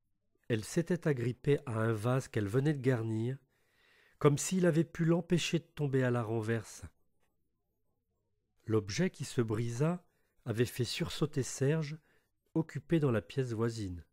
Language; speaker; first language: French; native; French